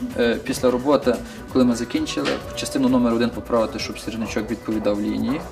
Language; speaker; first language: Ukrainian; native; Ukrainian